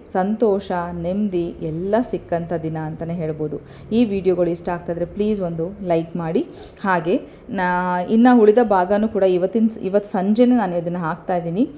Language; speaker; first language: Kannada; native; Kannada